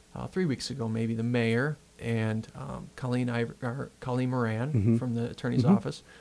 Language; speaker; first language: English; native; English